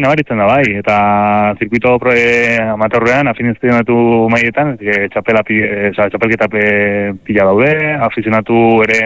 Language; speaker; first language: Basque; native; Basque